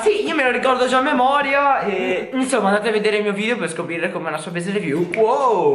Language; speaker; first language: Italian; native; Italian